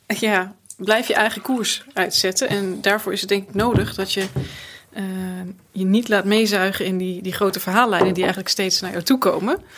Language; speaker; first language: Dutch; native; Dutch